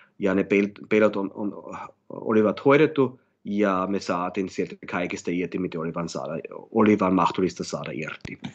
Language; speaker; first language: Finnish; non-native, fluent; German